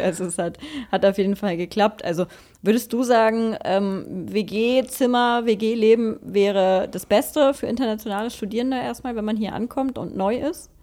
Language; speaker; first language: German; native; German